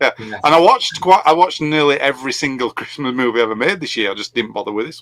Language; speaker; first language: English; native; English